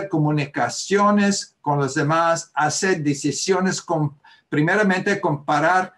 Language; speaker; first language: Spanish; early bilingual, heritage; Spanish